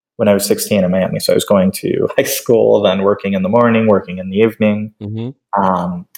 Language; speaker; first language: English; early bilingual, other home language; Spanish